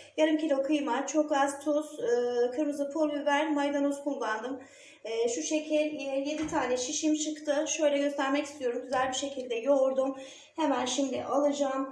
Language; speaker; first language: Turkish; native; Turkish